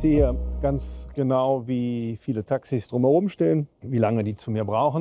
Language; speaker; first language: German; native; German